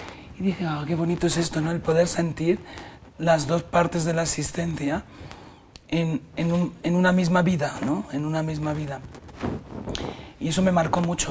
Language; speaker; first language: Spanish; native; Spanish